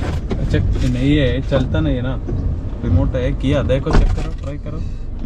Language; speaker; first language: Hindi; non-native, local second language; Malayalam